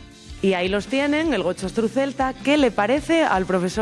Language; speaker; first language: Spanish; native; Spanish